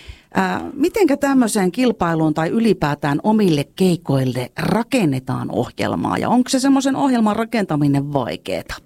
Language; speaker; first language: Finnish; native; Finnish